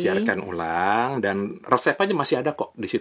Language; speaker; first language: Indonesian; native; Indonesian